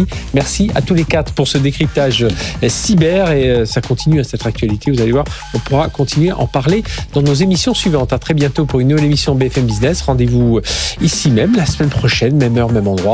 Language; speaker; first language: French; native; French